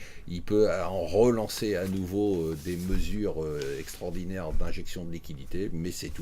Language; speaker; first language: French; native; French